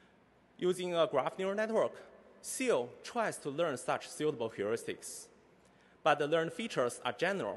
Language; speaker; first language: English; non-native, fluent; Chinese